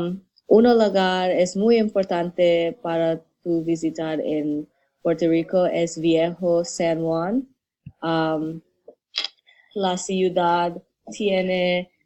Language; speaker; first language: Spanish; non-native, learner; English